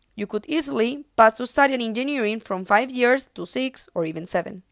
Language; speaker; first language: English; non-native, fluent; Spanish